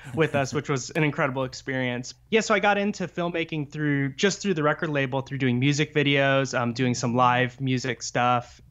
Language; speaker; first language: English; native; English